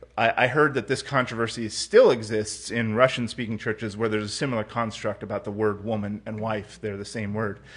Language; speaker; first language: English; native; English